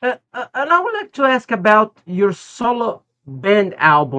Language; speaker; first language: English; non-native, fluent; Portuguese